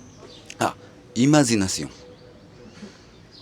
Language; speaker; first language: French; non-native, learner; Japanese